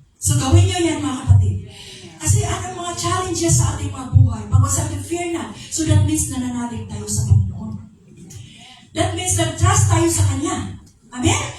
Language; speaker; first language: Filipino; non-native, local second language; Cebuano